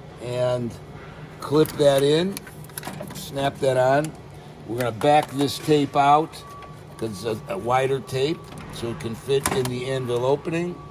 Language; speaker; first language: English; native; English